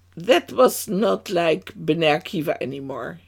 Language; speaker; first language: English; non-native, fluent; Dutch